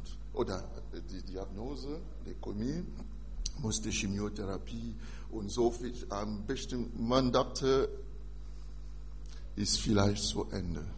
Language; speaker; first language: German; non-native, fluent; French